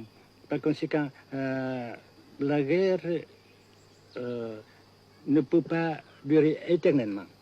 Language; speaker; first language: French; non-native, fluent; Vietnamese